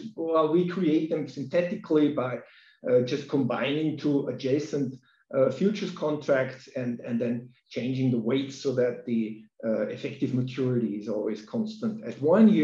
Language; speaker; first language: English; non-native, fluent; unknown